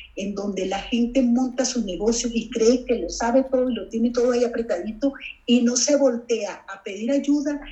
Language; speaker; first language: Spanish; native; Spanish